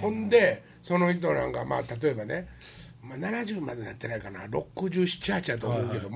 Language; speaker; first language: Japanese; native; Japanese